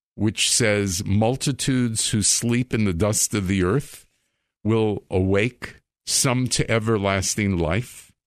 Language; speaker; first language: English; native; English